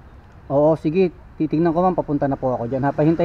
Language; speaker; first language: Filipino; native; Filipino